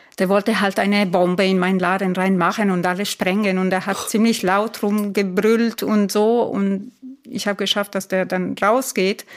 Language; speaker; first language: German; non-native, fluent; Spanish